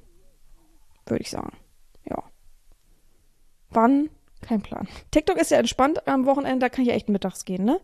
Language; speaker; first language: German; native; German